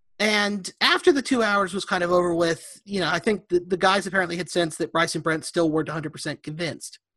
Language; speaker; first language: English; native; English